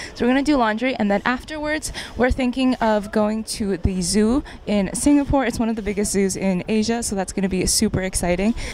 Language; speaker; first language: English; non-native, fluent; Chinese